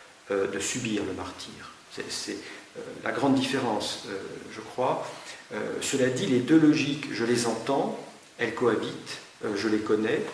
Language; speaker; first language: French; native; French